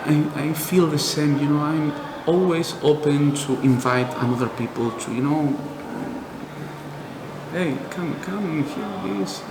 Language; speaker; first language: English; non-native, learner; Spanish